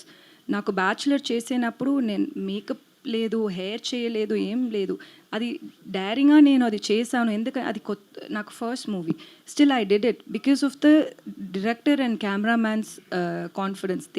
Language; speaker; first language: Telugu; non-native, learner; Tamil